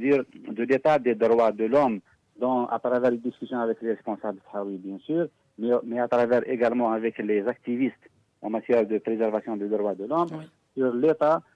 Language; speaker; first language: French; non-native, local second language; Arabic